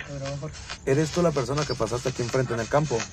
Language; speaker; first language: Spanish; native; Spanish